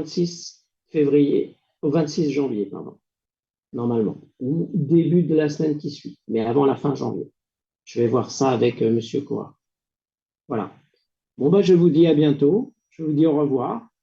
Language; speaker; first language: French; native; French